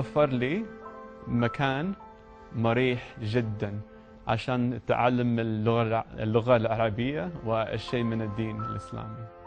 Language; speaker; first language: Arabic; non-native, learner; English